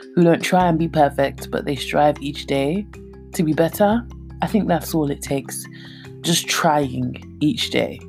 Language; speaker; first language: English; native; English